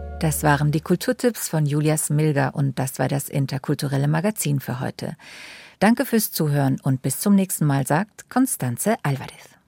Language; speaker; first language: German; native; German